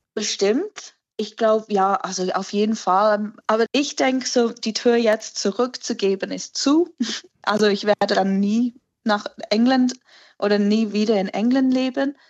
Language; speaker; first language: German; non-native, fluent; English